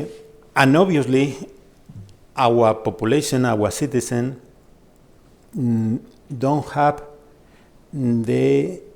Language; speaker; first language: English; non-native, fluent; Spanish